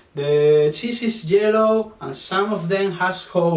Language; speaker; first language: English; non-native, learner; Spanish